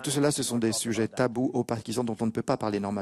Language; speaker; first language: French; non-native, fluent; Urdu